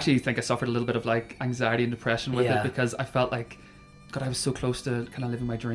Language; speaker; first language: English; native; English